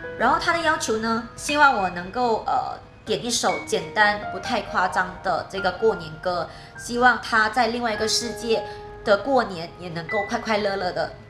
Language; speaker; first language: Chinese; native; Chinese